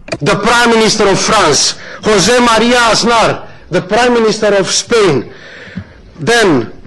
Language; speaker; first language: English; non-native, fluent; Romanian